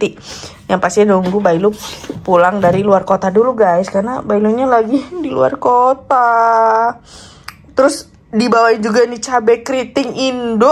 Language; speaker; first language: Indonesian; native; Indonesian